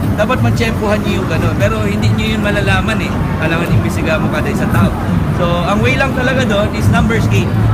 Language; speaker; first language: Filipino; non-native, local second language; Bikol